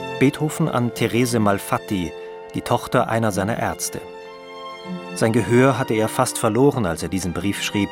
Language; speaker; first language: German; native; German